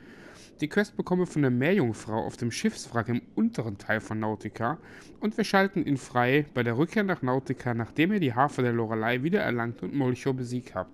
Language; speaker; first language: German; native; German